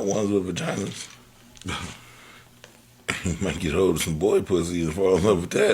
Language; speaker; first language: English; native; English